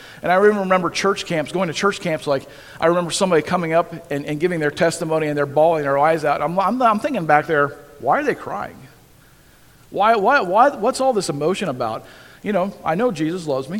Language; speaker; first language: English; native; English